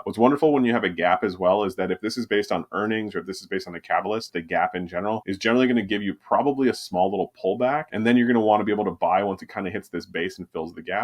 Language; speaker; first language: English; native; English